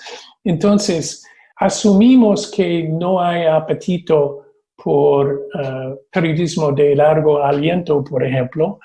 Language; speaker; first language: Spanish; non-native, fluent; English